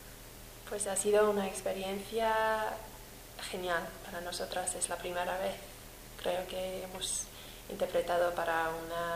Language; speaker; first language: Spanish; non-native, fluent; English